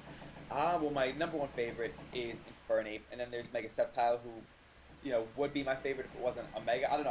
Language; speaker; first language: English; native; English